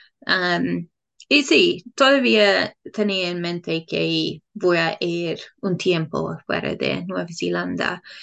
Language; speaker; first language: Spanish; non-native, learner; English